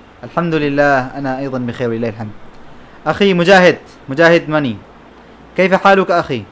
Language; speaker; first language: Arabic; non-native, fluent; Bangla